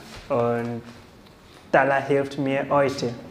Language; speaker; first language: German; non-native, learner; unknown